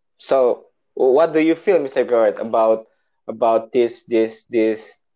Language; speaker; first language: English; non-native, learner; Indonesian